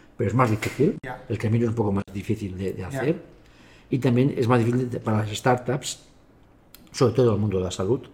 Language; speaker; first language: Spanish; native; Spanish